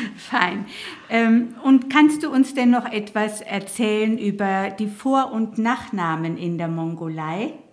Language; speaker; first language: German; native; German